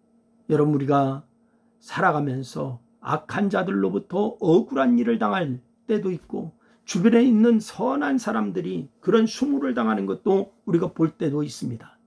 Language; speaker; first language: Korean; native; Korean